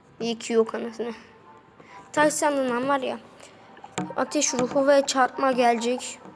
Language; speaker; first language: Turkish; native; Turkish